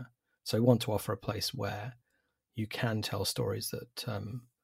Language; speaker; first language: English; native; English